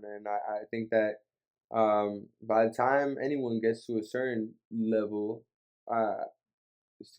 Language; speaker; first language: English; native; English